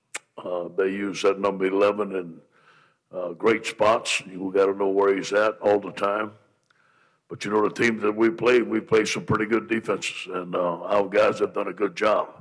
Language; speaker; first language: English; native; English